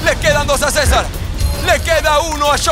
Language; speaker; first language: Spanish; native; Spanish